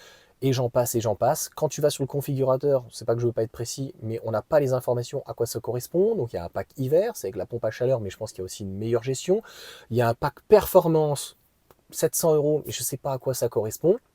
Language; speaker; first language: French; native; French